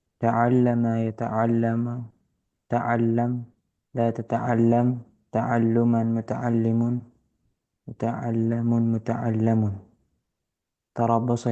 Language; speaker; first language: Arabic; non-native, learner; Indonesian